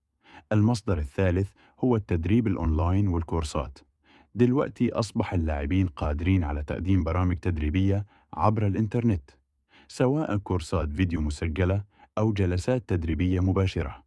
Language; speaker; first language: Arabic; native; Arabic